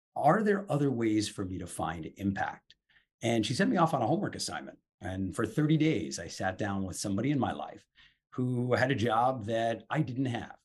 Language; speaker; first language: English; native; English